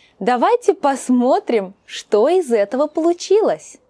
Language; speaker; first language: Russian; native; Russian